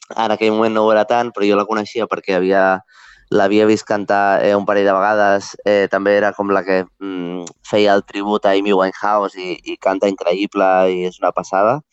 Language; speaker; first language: Catalan; native; Catalan